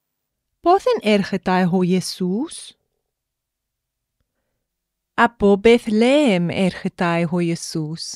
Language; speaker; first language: Greek; non-native, fluent; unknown